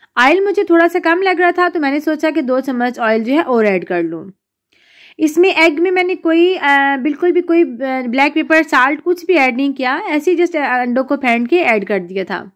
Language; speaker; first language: Urdu; native; Urdu